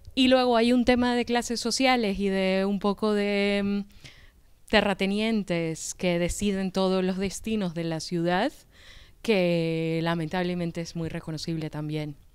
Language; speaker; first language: Spanish; native; Spanish